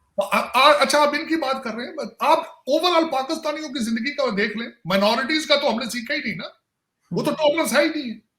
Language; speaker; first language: Urdu; non-native, local second language; Punjabi